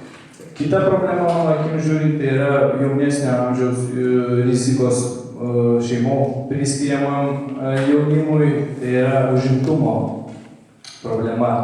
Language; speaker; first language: Lithuanian; native; Lithuanian